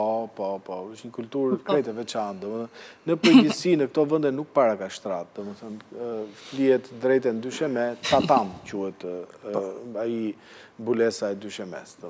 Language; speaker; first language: Albanian; native; Albanian